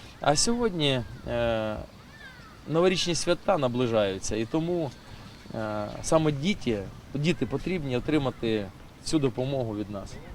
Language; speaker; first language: Ukrainian; non-native, local second language; Russian